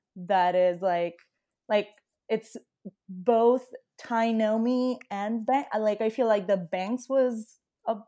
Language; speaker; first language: English; non-native, fluent; Italian